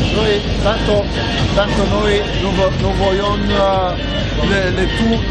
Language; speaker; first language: French; non-native, fluent; Italian